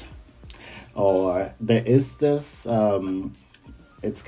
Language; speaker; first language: English; non-native, local second language; Yoruba